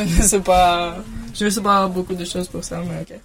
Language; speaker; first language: French; non-native, learner; Greek